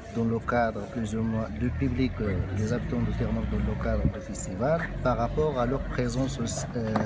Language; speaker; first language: French; non-native, local second language; Arabic